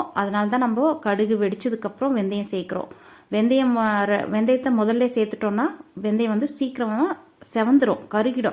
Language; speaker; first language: Tamil; native; Tamil